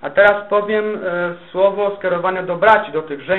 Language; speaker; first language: Polish; native; Polish